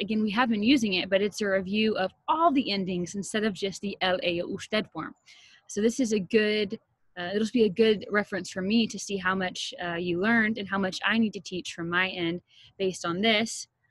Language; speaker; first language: English; native; English